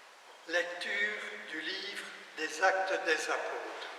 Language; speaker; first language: French; native; French